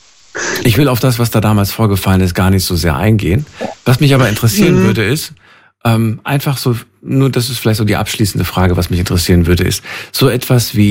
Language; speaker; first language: German; native; German